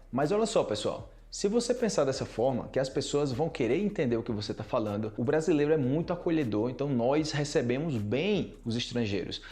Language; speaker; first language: Portuguese; native; Portuguese